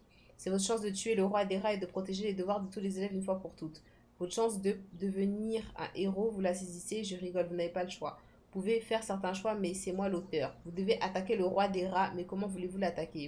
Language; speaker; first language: French; native; French